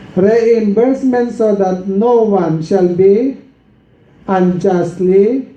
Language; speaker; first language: English; non-native, local second language; Filipino